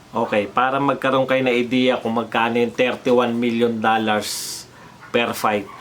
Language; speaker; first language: Filipino; native; Filipino